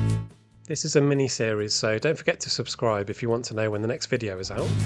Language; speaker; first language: English; native; English